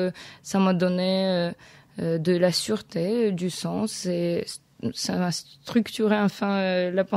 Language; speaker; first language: French; non-native, fluent; Ukrainian